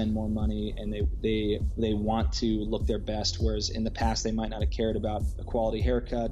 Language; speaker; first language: English; native; English